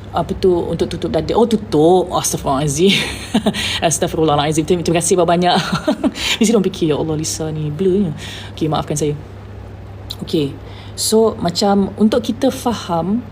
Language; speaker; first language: Malay; native; Malay